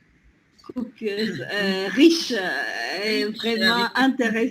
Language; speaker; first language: French; non-native, fluent; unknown